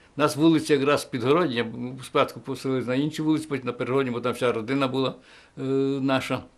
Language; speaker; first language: Ukrainian; native; Ukrainian